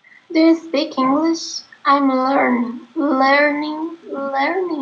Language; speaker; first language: English; non-native, learner; Portuguese